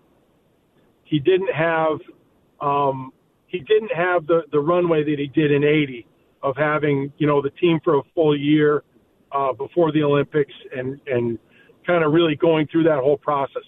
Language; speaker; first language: English; native; English